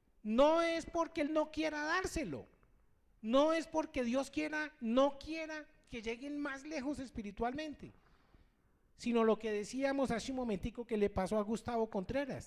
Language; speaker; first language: Spanish; native; Spanish